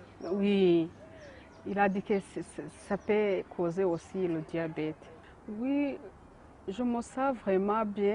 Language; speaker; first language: French; non-native, local second language; Kinyarwanda